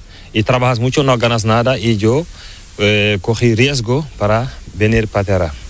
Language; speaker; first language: Spanish; non-native, learner; Fula